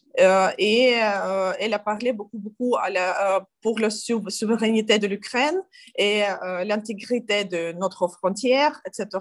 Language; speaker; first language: French; non-native, learner; Ukrainian